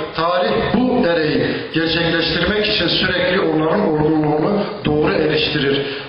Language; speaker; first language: Turkish; non-native, local second language; Zaza